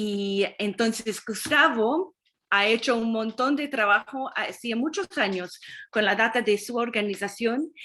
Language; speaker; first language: Spanish; non-native, fluent; English